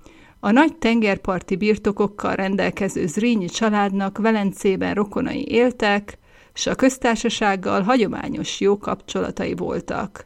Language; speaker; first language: Hungarian; native; Hungarian